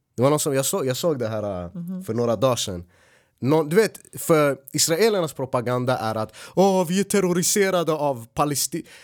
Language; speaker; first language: Swedish; early bilingual, other home language; Arabic